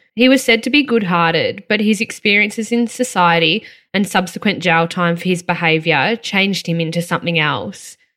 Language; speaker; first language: English; native; English